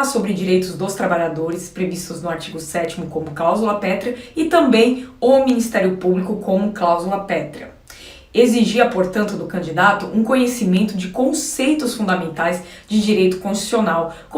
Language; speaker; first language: Portuguese; native; Portuguese